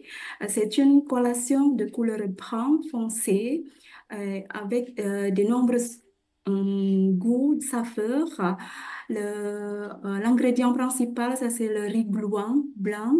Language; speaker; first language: French; non-native, fluent; Indonesian